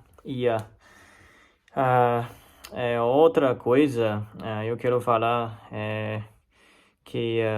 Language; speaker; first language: Portuguese; non-native, fluent; Chinese